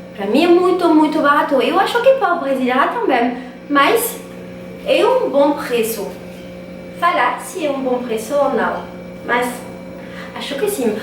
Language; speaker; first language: Portuguese; non-native, learner; French